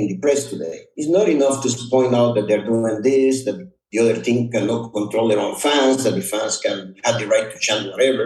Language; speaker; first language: English; non-native, fluent; Spanish